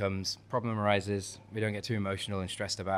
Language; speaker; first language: English; native; English